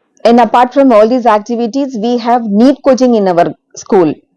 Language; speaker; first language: English; non-native, local second language; Tamil